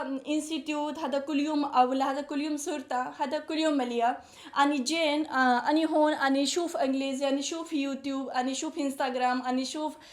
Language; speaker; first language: Arabic; non-native, learner; Punjabi